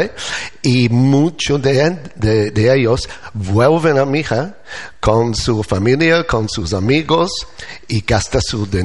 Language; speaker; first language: Spanish; non-native, learner; English